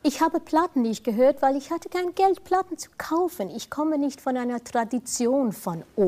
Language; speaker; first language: German; non-native, fluent; English